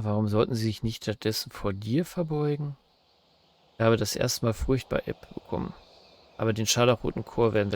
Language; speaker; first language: German; native; German